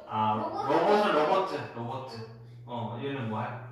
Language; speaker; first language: Korean; native; Korean